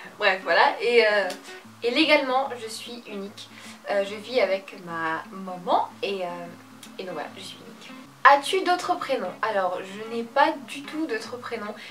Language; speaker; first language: French; early bilingual, other home language; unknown